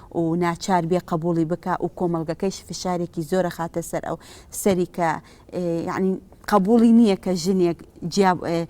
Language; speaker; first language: Central Kurdish; native; Central Kurdish